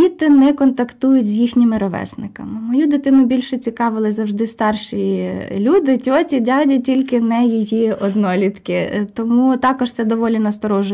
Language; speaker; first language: Ukrainian; native; Ukrainian